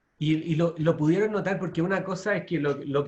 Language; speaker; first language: Spanish; native; Spanish